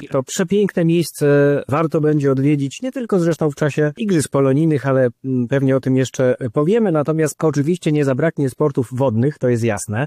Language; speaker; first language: Polish; native; Polish